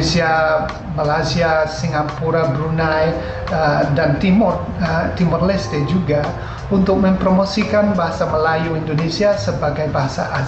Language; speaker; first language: Indonesian; non-native, fluent; English